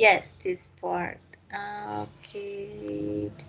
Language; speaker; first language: English; non-native, learner; Spanish